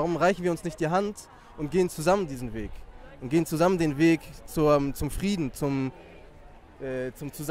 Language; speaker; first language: German; native; German